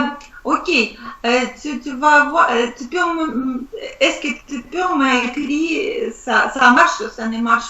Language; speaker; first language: French; non-native, learner; Russian